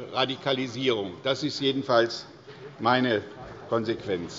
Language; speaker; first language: German; native; German